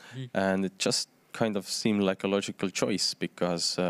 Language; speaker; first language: English; non-native, fluent; Estonian